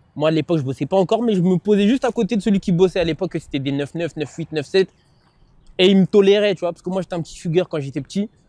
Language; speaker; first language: French; native; French